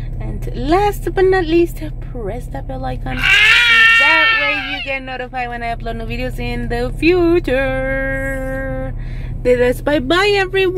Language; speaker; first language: English; early bilingual, other home language; Spanish